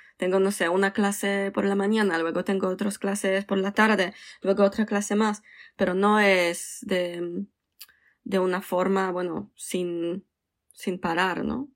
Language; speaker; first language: Spanish; non-native, fluent; Polish